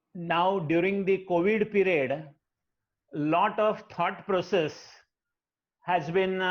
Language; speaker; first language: English; non-native, local second language; Marathi